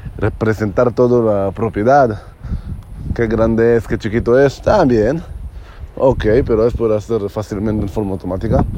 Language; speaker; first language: Spanish; non-native, learner; Hebrew